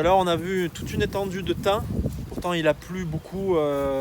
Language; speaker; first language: French; native; French